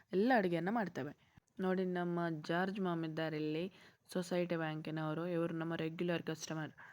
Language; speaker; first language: Kannada; native; Kannada